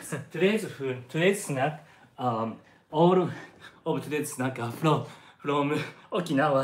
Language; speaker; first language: English; non-native, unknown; Japanese